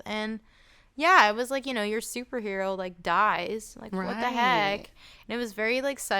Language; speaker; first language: English; native; English